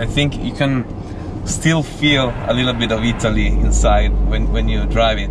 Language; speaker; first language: English; non-native, fluent; Italian